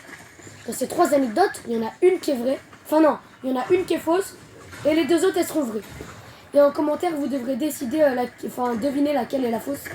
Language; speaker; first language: French; native; French